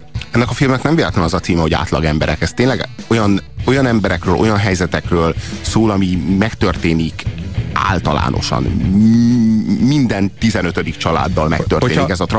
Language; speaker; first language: Hungarian; native; Hungarian